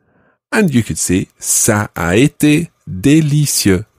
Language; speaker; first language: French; non-native, fluent; English